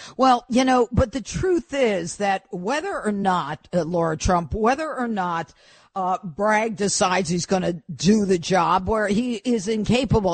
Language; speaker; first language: English; native; English